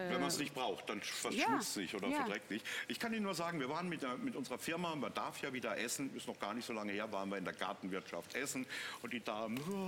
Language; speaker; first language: German; native; German